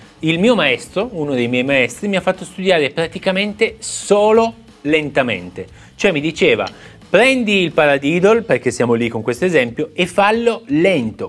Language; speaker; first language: Italian; native; Italian